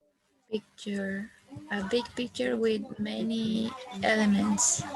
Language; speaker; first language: English; non-native, learner; Spanish